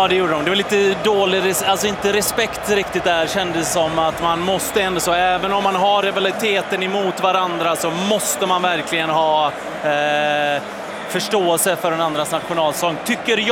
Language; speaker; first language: Swedish; native; Swedish